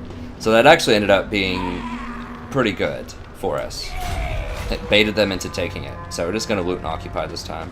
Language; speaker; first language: English; native; English